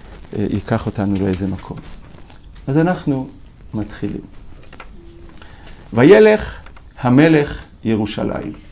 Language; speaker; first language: Hebrew; native; Hebrew